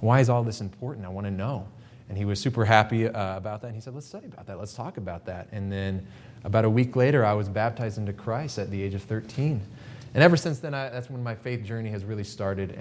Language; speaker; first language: English; native; English